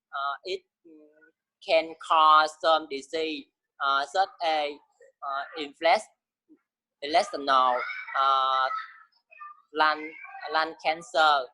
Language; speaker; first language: English; non-native, learner; Vietnamese